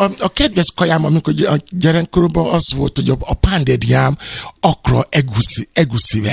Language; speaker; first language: Hungarian; non-native, learner; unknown